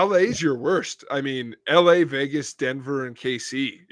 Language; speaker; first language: English; native; English